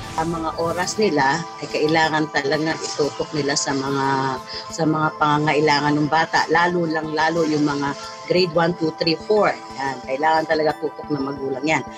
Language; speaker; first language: Filipino; native; Filipino